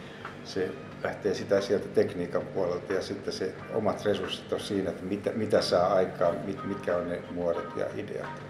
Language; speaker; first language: Finnish; native; Finnish